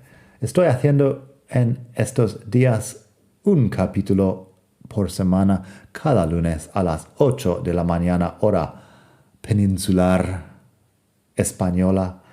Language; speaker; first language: Spanish; non-native, fluent; English